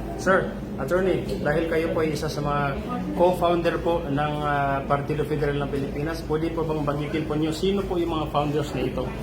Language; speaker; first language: Filipino; native; Filipino